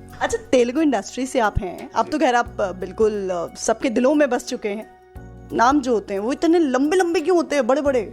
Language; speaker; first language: Hindi; native; Hindi